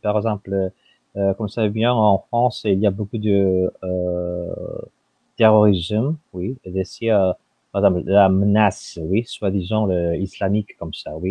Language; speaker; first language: French; non-native, fluent; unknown